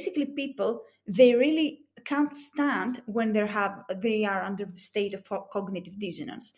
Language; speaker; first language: English; non-native, fluent; Greek